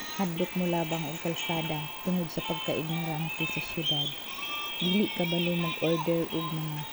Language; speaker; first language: Cebuano; non-native, local second language; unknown